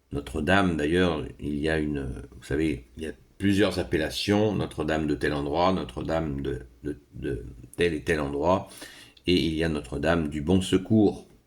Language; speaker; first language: French; native; French